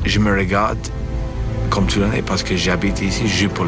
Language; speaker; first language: French; non-native, fluent; English